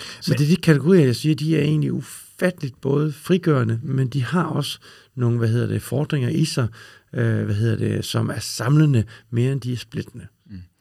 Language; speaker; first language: Danish; native; Danish